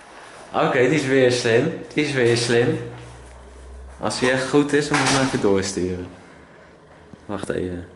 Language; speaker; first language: Dutch; native; Dutch